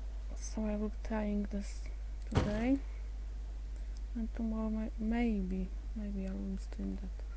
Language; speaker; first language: English; non-native, fluent; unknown